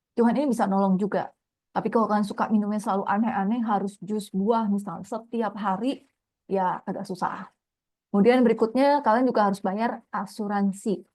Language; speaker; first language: Indonesian; native; Indonesian